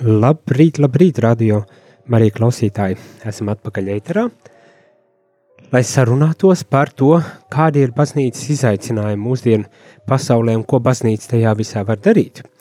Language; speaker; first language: Latvian; native; Latvian